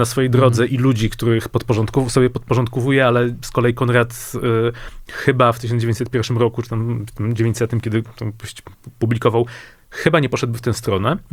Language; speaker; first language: Polish; native; Polish